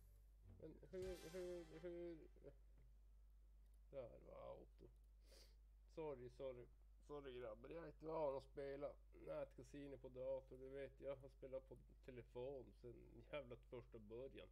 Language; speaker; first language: Swedish; native; Swedish